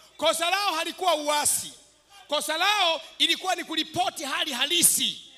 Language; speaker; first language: Swahili; native; Swahili